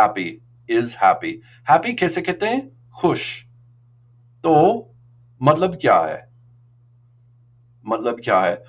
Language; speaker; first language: Hindi; non-native, learner; English